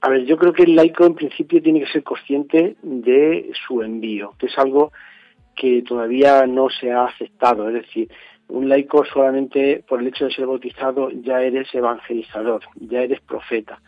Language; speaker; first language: Spanish; native; Spanish